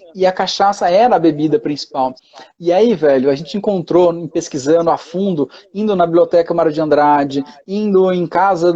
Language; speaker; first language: Portuguese; native; Portuguese